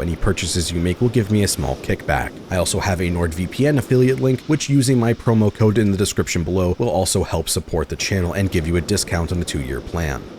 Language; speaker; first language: English; native; English